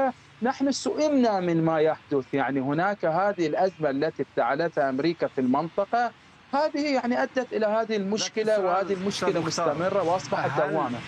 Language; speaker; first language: Arabic; non-native, fluent; Persian